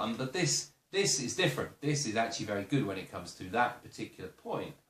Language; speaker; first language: English; native; English